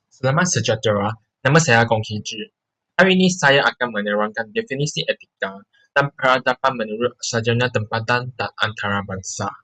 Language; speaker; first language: Malay; non-native, local second language; Chinese